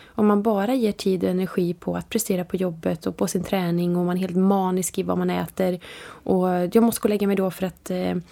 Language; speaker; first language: Swedish; native; Swedish